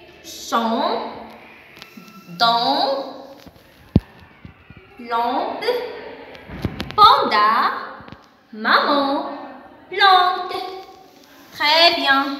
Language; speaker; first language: French; non-native, local second language; Arabic